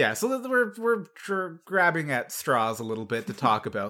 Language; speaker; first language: English; native; English